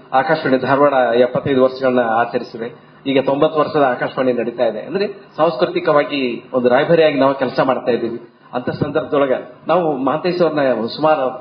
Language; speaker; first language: Kannada; native; Kannada